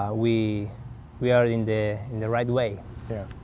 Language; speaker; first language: English; non-native, learner; Spanish